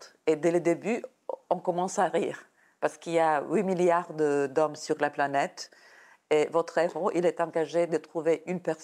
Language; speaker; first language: French; non-native, fluent; Serbian